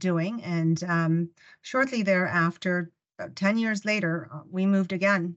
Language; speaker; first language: English; non-native, fluent; Russian